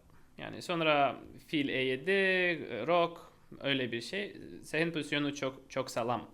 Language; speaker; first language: Turkish; non-native, fluent; Russian